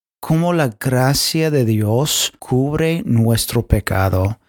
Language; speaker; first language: Spanish; non-native, fluent; English